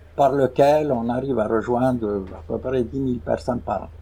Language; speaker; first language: French; non-native, local second language; Arabic